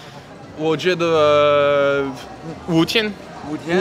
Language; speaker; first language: Chinese; non-native, learner; French